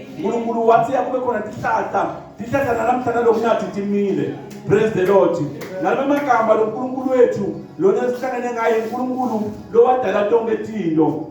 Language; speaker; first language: Zulu; non-native, local second language; Swati